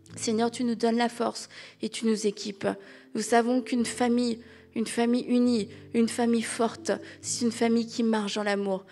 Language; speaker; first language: French; native; French